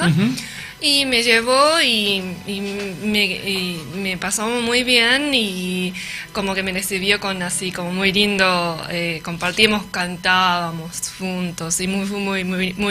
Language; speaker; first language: Spanish; non-native, learner; Japanese